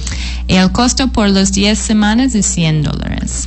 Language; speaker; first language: Spanish; non-native, fluent; English